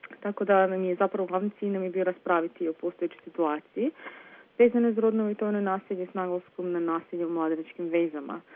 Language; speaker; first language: Serbian; native; Serbian